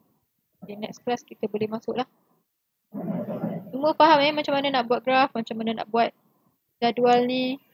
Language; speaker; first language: Malay; native; Malay